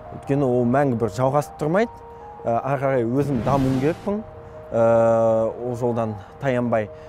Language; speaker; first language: Kazakh; non-native, local second language; Russian